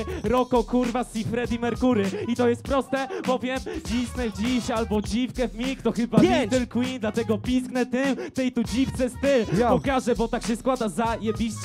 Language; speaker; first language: Polish; native; Polish